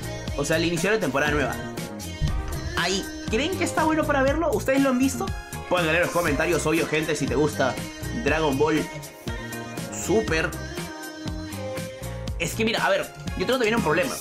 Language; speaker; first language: Spanish; native; Spanish